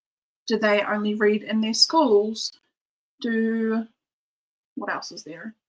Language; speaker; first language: English; native; English